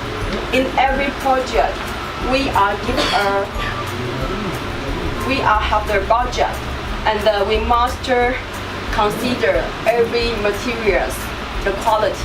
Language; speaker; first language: English; non-native, learner; Chinese